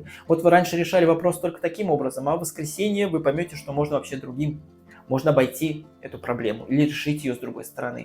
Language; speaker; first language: Russian; native; Russian